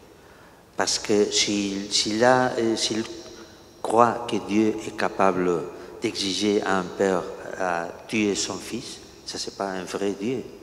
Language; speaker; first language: French; non-native, learner; Catalan